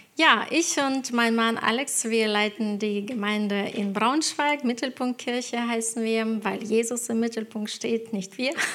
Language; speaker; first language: German; non-native, fluent; Ukrainian